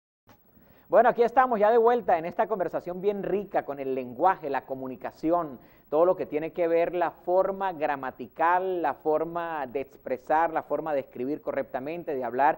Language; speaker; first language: Spanish; native; Spanish